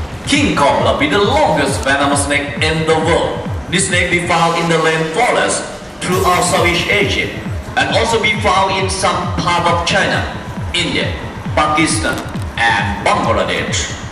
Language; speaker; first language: English; non-native, learner; Thai